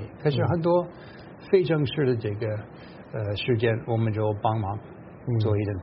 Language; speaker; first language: Chinese; non-native, fluent; English